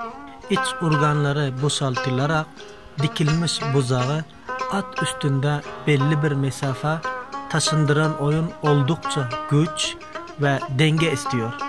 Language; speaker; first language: Turkish; native; Turkish